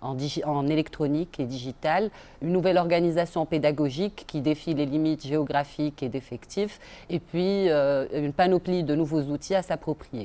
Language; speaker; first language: French; non-native, local second language; Arabic